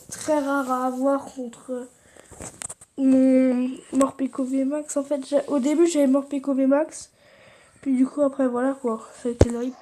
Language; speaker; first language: French; native; French